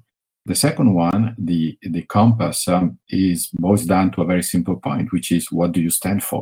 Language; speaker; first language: English; non-native, fluent; Italian